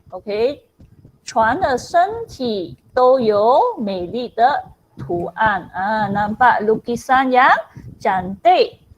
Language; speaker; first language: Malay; non-native, local second language; Chinese